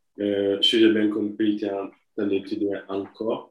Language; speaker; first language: French; non-native, learner; Italian